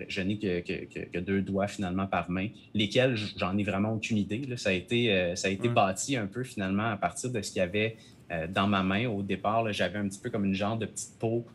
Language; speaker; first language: French; native; French